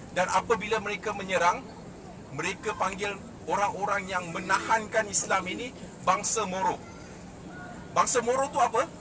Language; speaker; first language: Malay; native; Malay